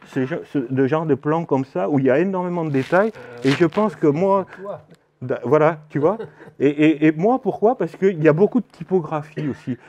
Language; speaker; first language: French; native; French